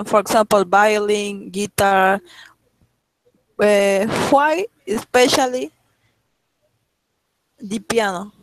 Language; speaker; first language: English; non-native, learner; Spanish